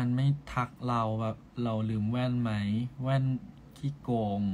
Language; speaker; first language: Thai; native; Thai